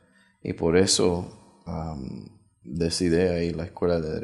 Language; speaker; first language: Spanish; early bilingual, heritage; Spanish